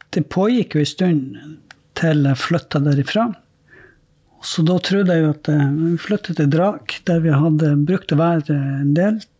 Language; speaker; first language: Norwegian; native; Norwegian